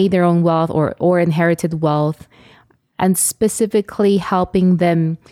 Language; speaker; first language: English; non-native, local second language; Filipino